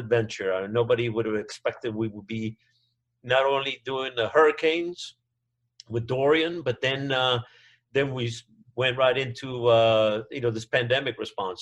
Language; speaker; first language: English; non-native, fluent; Spanish